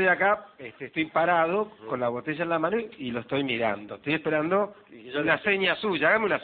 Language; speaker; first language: Spanish; native; Spanish